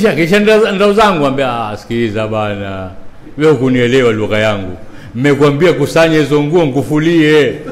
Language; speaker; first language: Swahili; native; Swahili